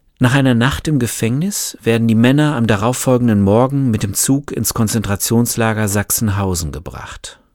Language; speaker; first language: German; native; German